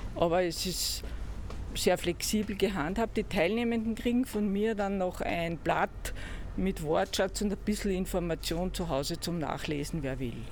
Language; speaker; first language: German; native; German